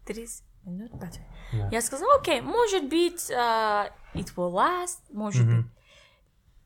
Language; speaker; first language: Russian; non-native, learner; English